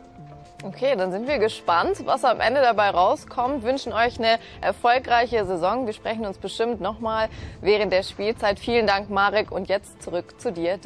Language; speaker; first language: German; native; German